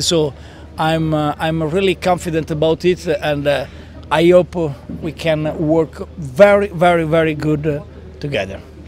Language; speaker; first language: English; non-native, learner; Italian